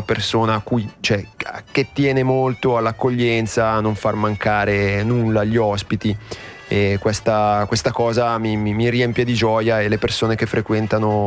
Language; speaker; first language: Italian; native; Italian